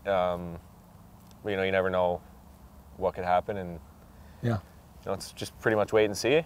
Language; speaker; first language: English; native; English